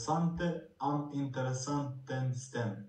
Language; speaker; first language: German; non-native, learner; Bosnian